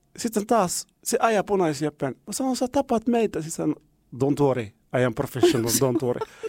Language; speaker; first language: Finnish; non-native, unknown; Arabic